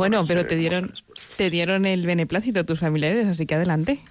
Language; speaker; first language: Spanish; native; Spanish